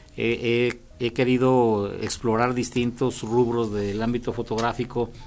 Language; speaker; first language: Spanish; native; Spanish